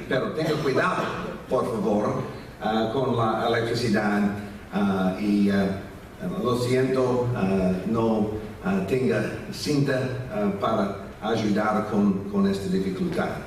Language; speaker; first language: Spanish; non-native, fluent; English